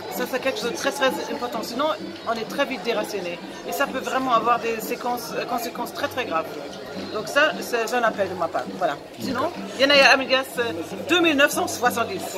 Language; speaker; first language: French; non-native, fluent; German